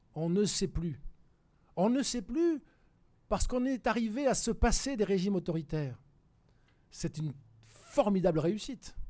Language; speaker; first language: French; native; French